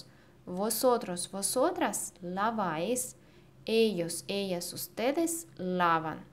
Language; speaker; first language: Spanish; non-native, fluent; Russian